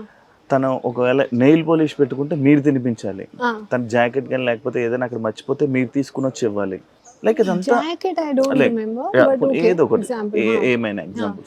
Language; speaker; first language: Telugu; native; Telugu